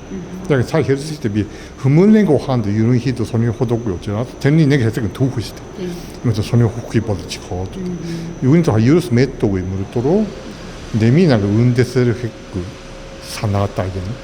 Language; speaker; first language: Mongolian; non-native, fluent; Japanese